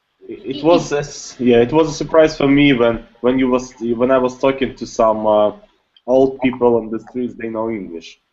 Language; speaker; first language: English; non-native, learner; Russian